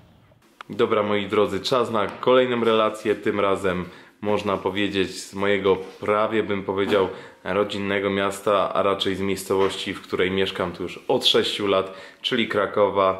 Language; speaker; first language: Polish; native; Polish